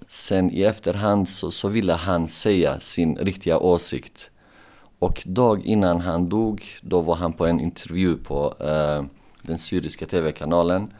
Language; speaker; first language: Swedish; non-native, local second language; Bosnian